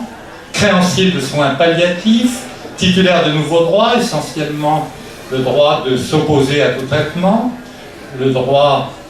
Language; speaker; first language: French; native; French